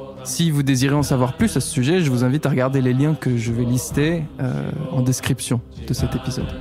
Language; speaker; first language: French; native; French